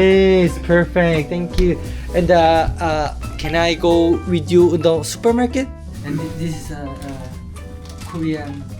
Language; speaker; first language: English; non-native, learner; Korean